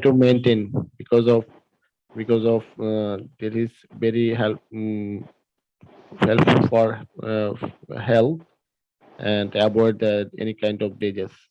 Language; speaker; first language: English; non-native, learner; Bangla